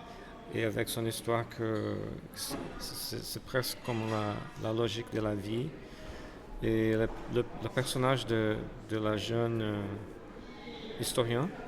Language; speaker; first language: French; non-native, fluent; Portuguese